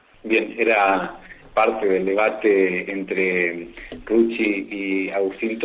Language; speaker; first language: Spanish; native; Spanish